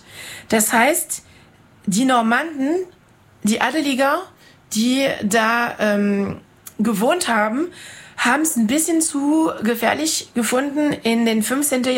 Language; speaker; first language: German; non-native, fluent; French